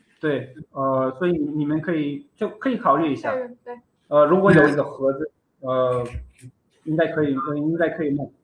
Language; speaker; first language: Chinese; non-native, fluent; Romanian